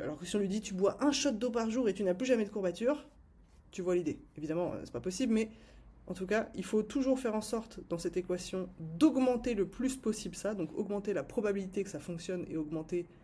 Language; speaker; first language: French; native; French